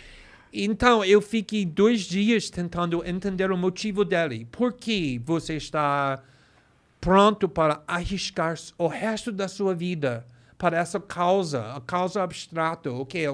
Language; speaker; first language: Portuguese; non-native, fluent; English